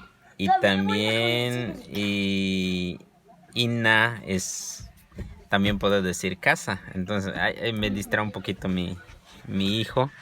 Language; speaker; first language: Spanish; non-native, local second language; Yucateco